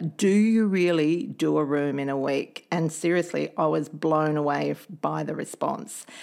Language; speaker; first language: English; native; English